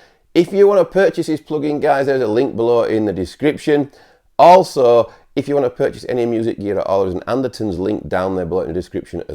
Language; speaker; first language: English; native; English